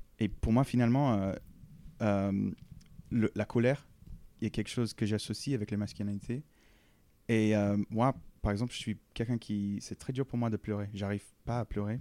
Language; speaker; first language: French; non-native, fluent; English